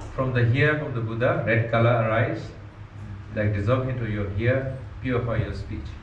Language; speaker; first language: English; non-native, learner; Nepali